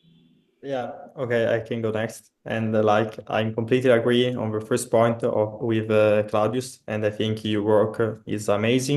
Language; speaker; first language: English; non-native, fluent; Italian